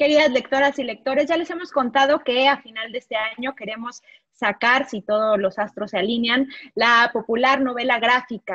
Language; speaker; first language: Spanish; native; Spanish